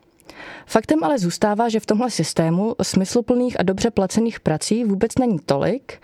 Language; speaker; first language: Czech; native; Czech